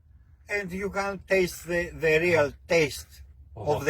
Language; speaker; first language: English; non-native, learner; Greek